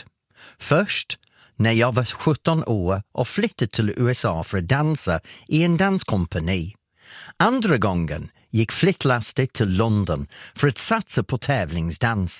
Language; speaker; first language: Swedish; non-native, fluent; English